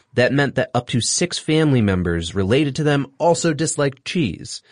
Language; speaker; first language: English; native; English